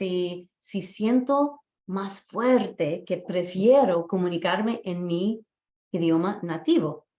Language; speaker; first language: Spanish; non-native, fluent; English